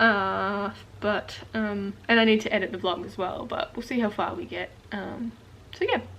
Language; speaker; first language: English; native; English